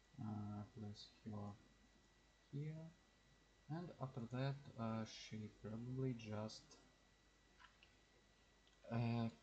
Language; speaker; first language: English; non-native, learner; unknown